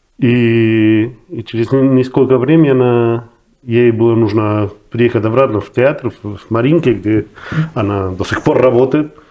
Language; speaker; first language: Russian; non-native, fluent; Spanish